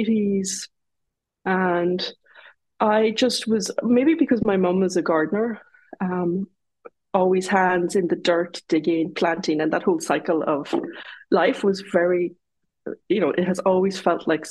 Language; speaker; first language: English; native; English